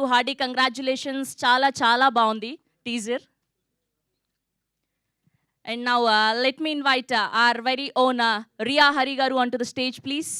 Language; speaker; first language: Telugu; native; Telugu